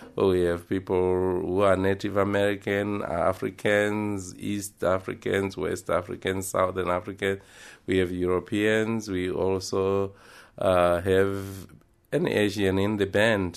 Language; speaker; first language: English; non-native, local second language; Shona